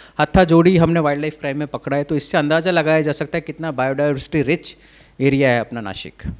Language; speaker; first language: Hindi; native; Hindi